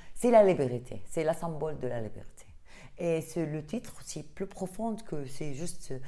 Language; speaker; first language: French; non-native, learner; Arabic